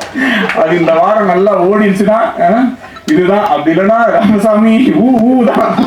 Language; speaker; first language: Tamil; native; Tamil